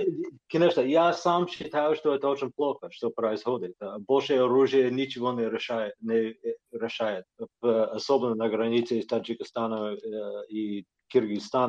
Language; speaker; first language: Russian; non-native, fluent; English